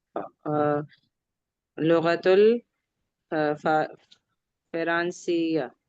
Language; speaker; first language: Arabic; non-native, learner; Urdu